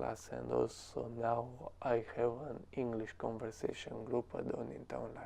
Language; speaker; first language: English; non-native, learner; Romanian